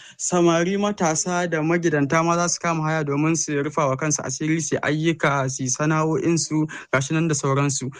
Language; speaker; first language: Hausa; native; Hausa